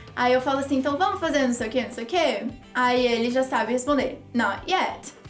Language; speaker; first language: Portuguese; native; Portuguese